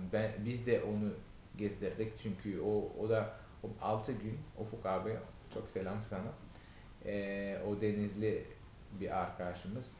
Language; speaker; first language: Turkish; non-native, fluent; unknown